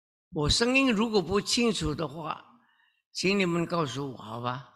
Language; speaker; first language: Chinese; early bilingual, heritage; Chinese